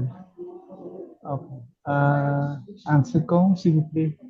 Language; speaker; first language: French; non-native, learner; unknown